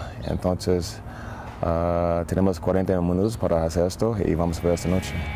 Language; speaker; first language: Spanish; non-native, learner; English